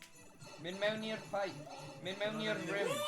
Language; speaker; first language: Welsh; native; Welsh